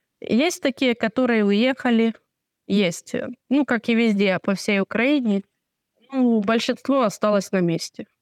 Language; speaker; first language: Russian; non-native, local second language; Ukrainian